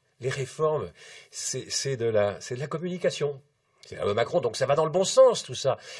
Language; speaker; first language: French; native; French